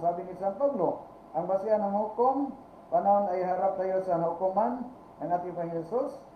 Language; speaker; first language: Filipino; non-native, local second language; Cebuano